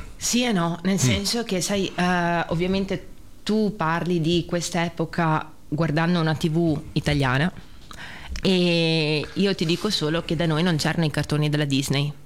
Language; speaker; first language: Italian; early bilingual, other home language; Russian